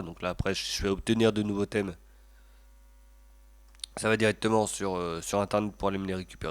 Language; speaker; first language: French; native; French